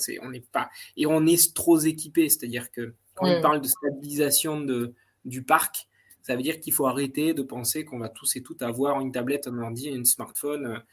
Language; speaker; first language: French; native; French